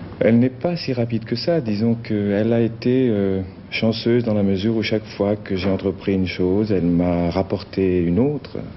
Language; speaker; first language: French; non-native, fluent; Catalan